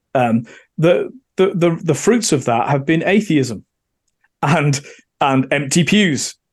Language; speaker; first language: English; native; English